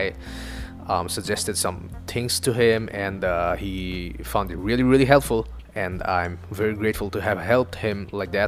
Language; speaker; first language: English; non-native, local second language; Assamese